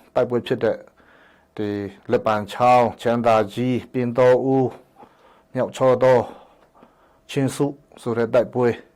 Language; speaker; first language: Burmese; non-native, local second language; Hakha Chin